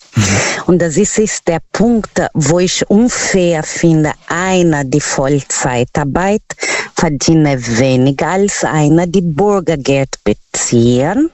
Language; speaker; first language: German; non-native, learner; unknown